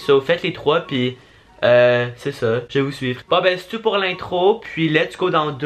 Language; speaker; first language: French; native; French